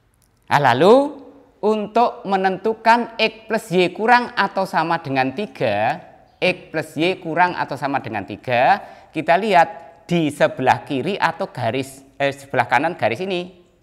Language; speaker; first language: Indonesian; native; Indonesian